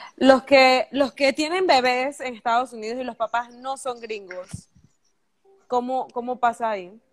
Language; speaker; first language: Spanish; native; Spanish